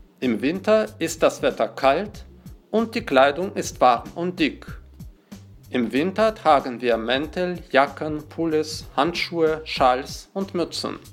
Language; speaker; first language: German; non-native, fluent; Russian